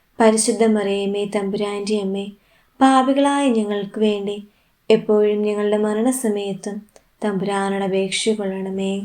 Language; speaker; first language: Malayalam; native; Malayalam